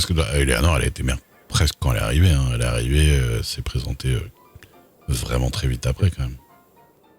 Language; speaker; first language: French; native; French